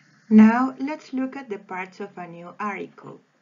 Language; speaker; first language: English; non-native, fluent; Spanish